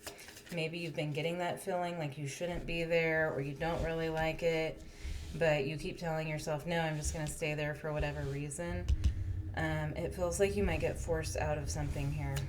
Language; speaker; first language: English; native; English